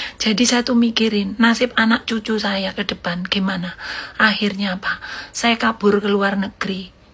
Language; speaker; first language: Indonesian; native; Indonesian